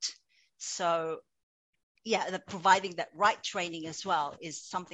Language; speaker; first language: English; non-native, local second language; Cebuano